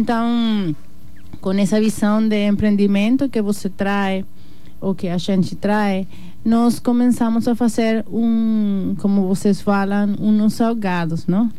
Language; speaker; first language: Portuguese; non-native, learner; Spanish